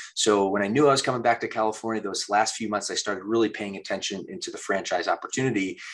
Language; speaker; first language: English; native; English